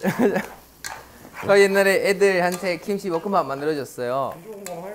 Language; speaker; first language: Korean; non-native, fluent; Thai